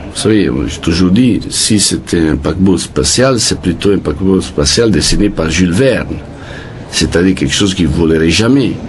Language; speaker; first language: French; non-native, fluent; Italian